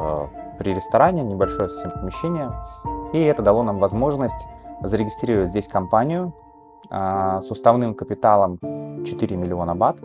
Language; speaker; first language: Russian; native; Russian